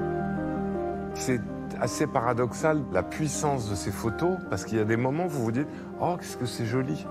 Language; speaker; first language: French; native; French